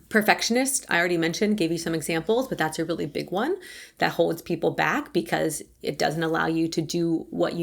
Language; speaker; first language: English; native; English